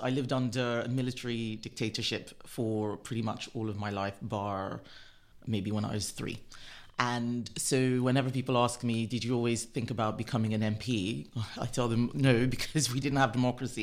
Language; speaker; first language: English; non-native, local second language; Yoruba